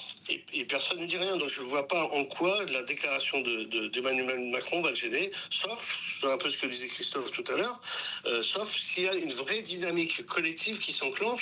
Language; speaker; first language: French; native; French